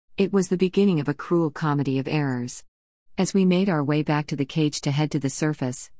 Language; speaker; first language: English; native; English